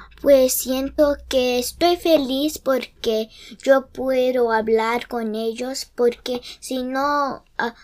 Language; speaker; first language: Spanish; early bilingual, heritage; English